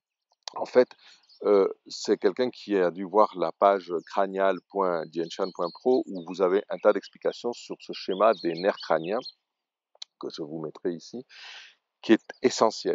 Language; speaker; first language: French; native; French